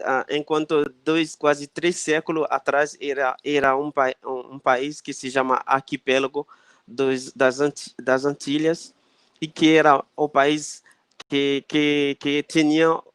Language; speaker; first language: Portuguese; non-native, fluent; Haitian Creole